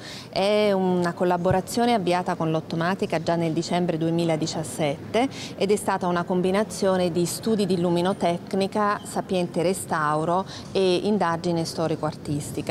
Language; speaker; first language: Italian; native; Italian